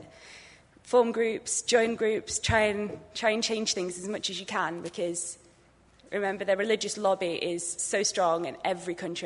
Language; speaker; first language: English; native; English